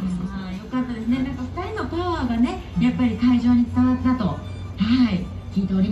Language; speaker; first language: Japanese; native; Japanese